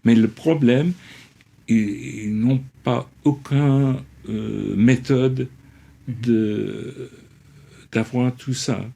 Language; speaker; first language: French; non-native, fluent; English